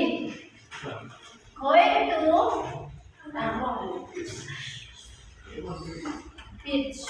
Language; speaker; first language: English; non-native, learner; Indonesian